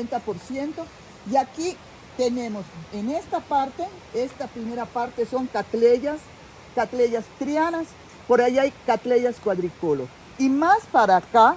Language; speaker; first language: Spanish; native; Spanish